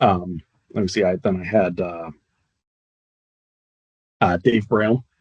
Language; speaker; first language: English; native; English